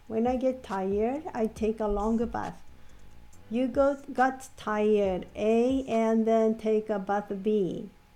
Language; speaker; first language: English; non-native, fluent; Japanese